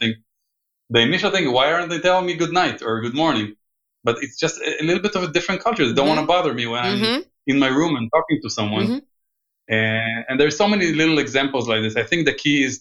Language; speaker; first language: English; non-native, fluent; Hebrew